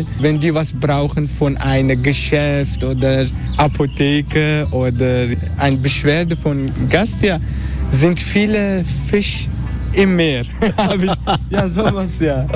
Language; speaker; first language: German; non-native, learner; Turkish